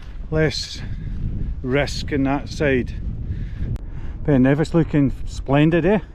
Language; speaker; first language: English; native; English